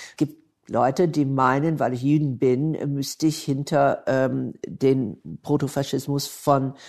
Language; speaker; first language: German; non-native, fluent; English